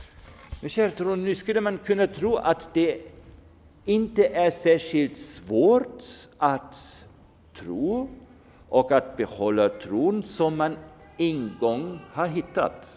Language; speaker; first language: Swedish; non-native, fluent; German